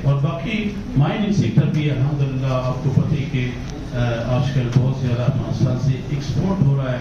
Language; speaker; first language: Hindi; non-native, fluent; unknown